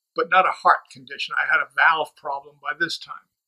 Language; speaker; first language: English; native; English